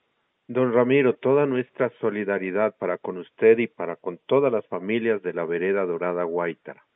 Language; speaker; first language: Spanish; native; Spanish